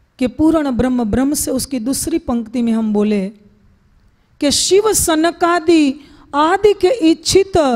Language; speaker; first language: Hindi; non-native, local second language; Gujarati